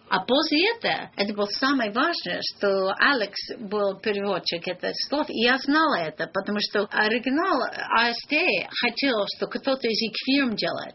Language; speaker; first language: Russian; non-native, learner; English